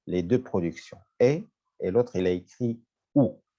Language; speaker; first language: French; non-native, local second language; Arabic